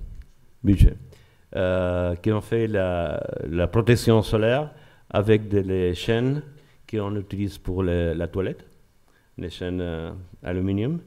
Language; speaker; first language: French; non-native, learner; Spanish